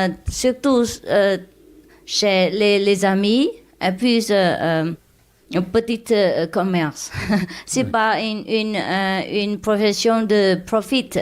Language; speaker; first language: French; non-native, learner; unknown